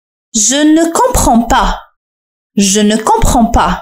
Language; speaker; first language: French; non-native, fluent; Arabic